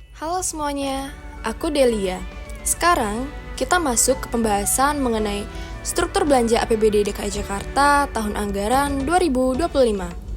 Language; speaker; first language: Indonesian; native; Indonesian